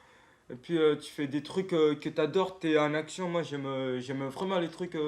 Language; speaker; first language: French; non-native, local second language; Comorian